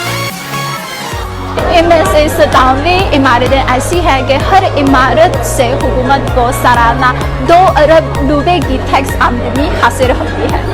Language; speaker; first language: Urdu; non-native, fluent; Chinese